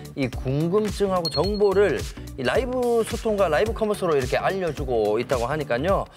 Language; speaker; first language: Korean; native; Korean